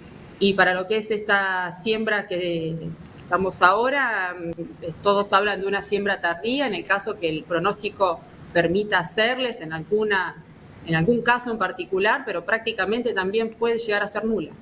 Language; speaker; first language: Spanish; native; Spanish